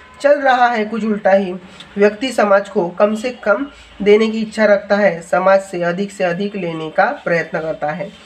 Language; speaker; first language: Hindi; non-native, local second language; Marathi